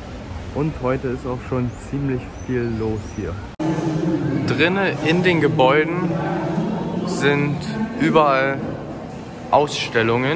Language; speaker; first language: German; native; German